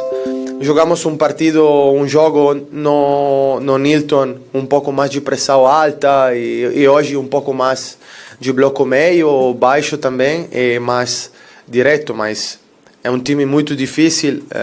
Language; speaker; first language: Portuguese; non-native, fluent; Italian